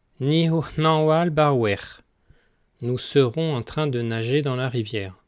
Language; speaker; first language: French; native; French